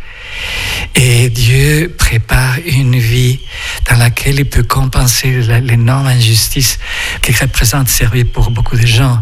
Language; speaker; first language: French; non-native, fluent; Spanish